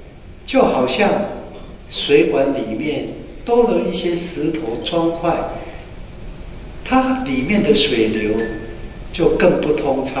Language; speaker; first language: Chinese; native; Chinese